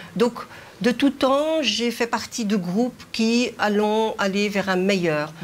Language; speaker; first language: French; early bilingual, other home language; Arabic